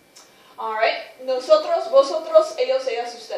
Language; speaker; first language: Spanish; non-native, fluent; English